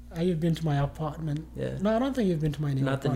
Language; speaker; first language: English; non-native, fluent; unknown